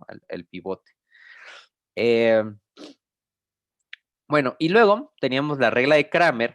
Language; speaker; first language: Spanish; native; Spanish